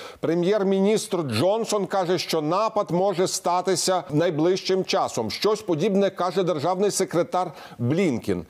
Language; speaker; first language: Ukrainian; native; Ukrainian